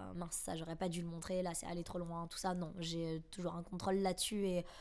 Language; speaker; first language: French; native; French